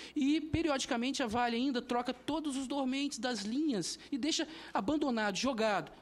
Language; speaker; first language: Portuguese; native; Portuguese